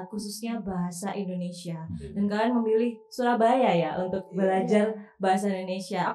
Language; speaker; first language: Indonesian; native; Indonesian